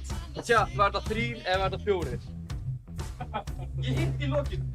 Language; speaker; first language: Icelandic; native; Icelandic